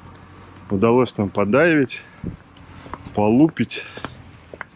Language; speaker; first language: Russian; native; Russian